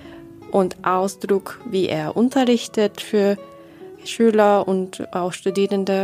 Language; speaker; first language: German; non-native, learner; Japanese